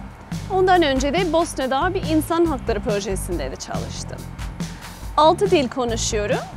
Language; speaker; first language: Turkish; non-native, fluent; English